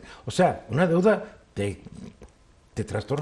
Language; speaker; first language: Spanish; native; Spanish